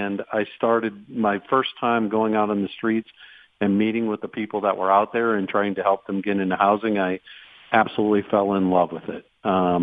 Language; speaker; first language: English; native; English